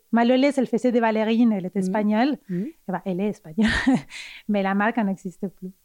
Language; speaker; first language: French; non-native, fluent; Spanish